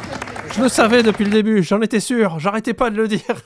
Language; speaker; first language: French; native; French